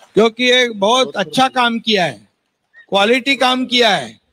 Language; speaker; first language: Hindi; non-native, local second language; Marathi